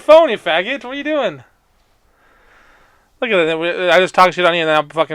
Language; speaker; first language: English; native; English